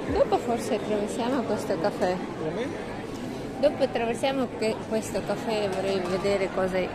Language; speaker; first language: Italian; non-native, learner; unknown